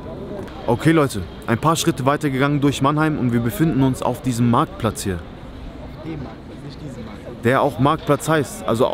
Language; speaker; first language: German; native; German